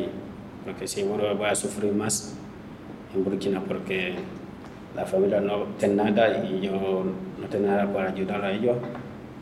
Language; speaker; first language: Spanish; non-native, learner; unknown